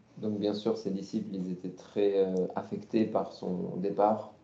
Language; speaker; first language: French; native; French